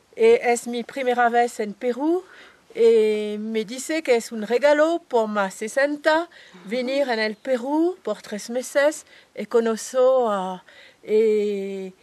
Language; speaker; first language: Spanish; non-native, learner; French